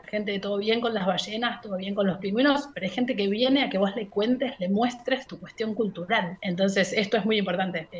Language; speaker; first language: Spanish; native; Spanish